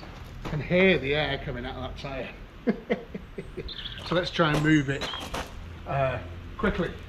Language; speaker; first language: English; native; English